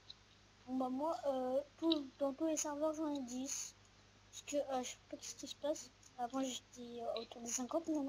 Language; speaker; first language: French; native; French